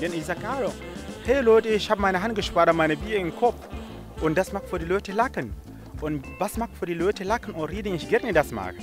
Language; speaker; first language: German; non-native, learner; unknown